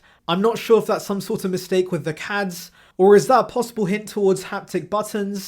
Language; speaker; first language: English; native; English